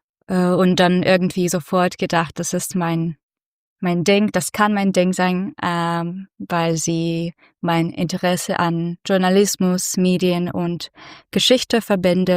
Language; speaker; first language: German; non-native, fluent; Russian